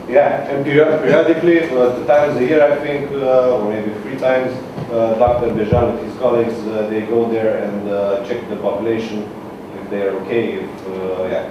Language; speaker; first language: English; non-native, learner; Romanian